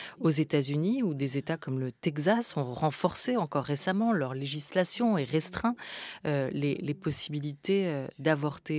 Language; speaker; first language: French; native; French